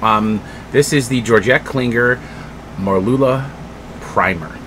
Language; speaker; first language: English; native; English